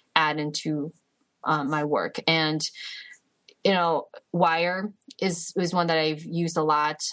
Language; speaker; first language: English; early bilingual, other home language; Chinese